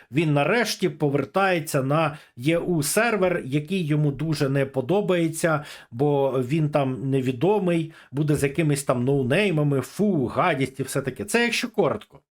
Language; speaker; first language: Ukrainian; native; Ukrainian